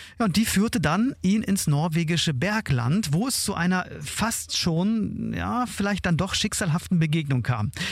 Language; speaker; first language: German; native; German